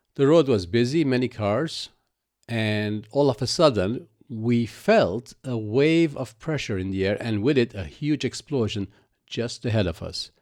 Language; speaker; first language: English; non-native, fluent; Arabic